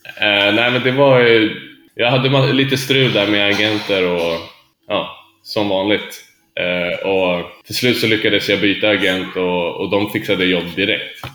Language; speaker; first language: Swedish; native; Swedish